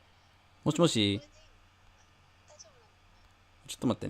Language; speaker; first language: Japanese; non-native, fluent; English